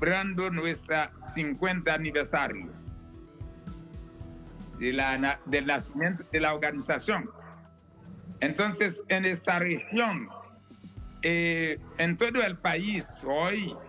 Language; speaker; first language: Spanish; non-native, fluent; Haitian Creole